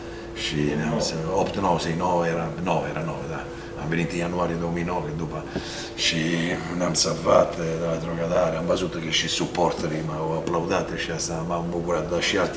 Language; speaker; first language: Romanian; non-native, fluent; Italian